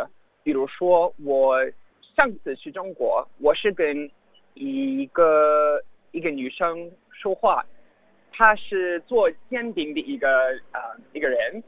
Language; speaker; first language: Chinese; non-native, fluent; English